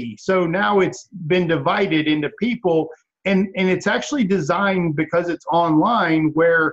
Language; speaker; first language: English; native; English